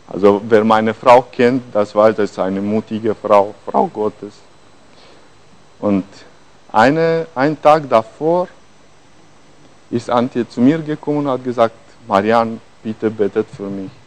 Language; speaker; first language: German; non-native, fluent; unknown